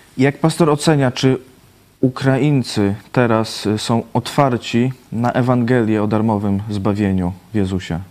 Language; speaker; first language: Polish; native; Polish